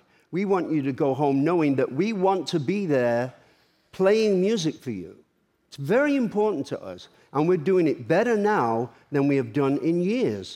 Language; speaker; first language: English; native; English